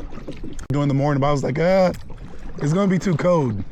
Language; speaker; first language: English; native; English